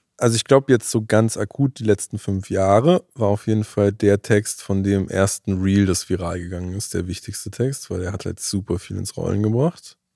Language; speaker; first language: German; native; German